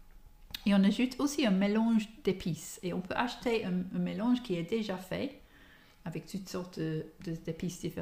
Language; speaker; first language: French; non-native, fluent; English